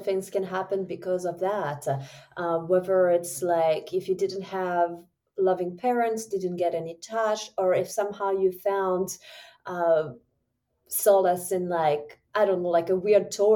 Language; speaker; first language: English; non-native, fluent; French